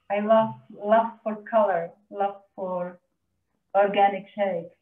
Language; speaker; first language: English; non-native, fluent; Czech